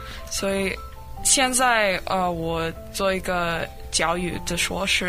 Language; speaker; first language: Chinese; non-native, learner; English